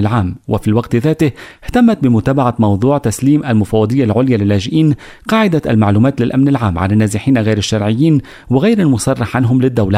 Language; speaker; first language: Arabic; native; Arabic